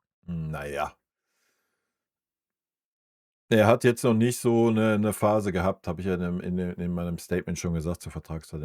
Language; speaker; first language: German; native; German